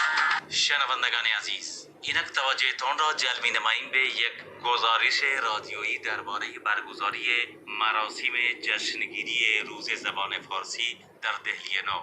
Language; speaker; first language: Persian; non-native, fluent; Urdu